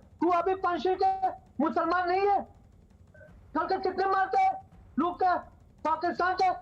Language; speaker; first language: Hindi; non-native, learner; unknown